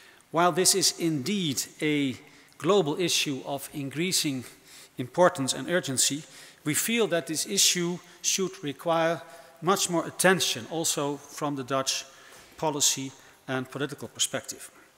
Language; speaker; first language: English; non-native, fluent; Dutch